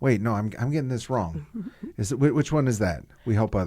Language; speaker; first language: English; native; English